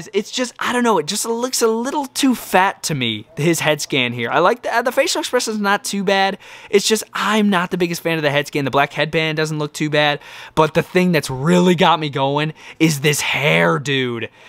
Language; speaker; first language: English; native; English